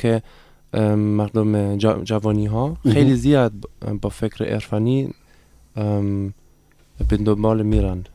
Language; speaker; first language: Persian; non-native, learner; German